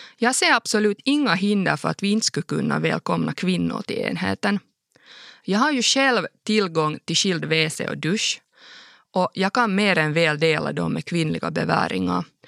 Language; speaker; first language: Swedish; native; Swedish